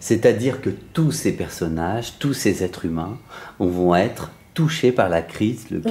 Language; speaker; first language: French; native; French